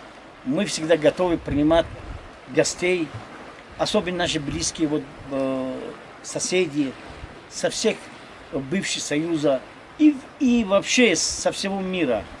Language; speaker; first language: Russian; non-native, local second language; Tajik